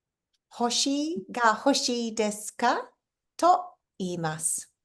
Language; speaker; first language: Japanese; non-native, fluent; English